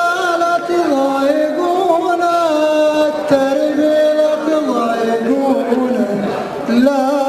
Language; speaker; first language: Arabic; native; Arabic